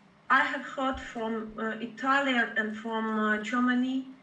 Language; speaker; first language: English; non-native, fluent; Ukrainian